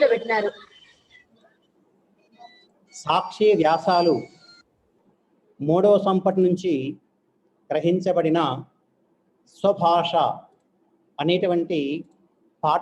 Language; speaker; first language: Telugu; native; Telugu